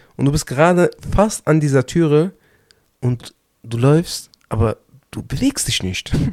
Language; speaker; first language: German; early bilingual, other home language; Turkish